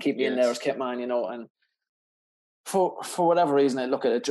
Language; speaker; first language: English; native; English